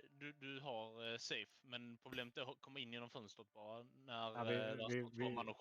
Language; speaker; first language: Swedish; native; Swedish